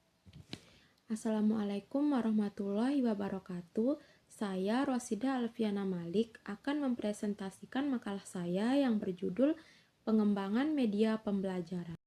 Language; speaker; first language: Indonesian; native; Indonesian